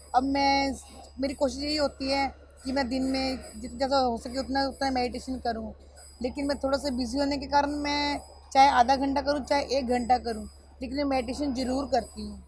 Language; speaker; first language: Hindi; native; Hindi